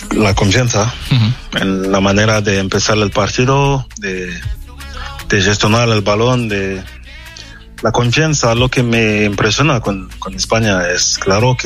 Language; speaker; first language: Spanish; non-native, fluent; French